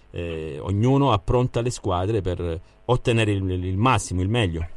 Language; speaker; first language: Italian; native; Italian